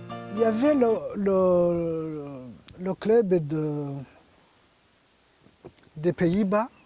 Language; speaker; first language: French; non-native, local second language; Kinyarwanda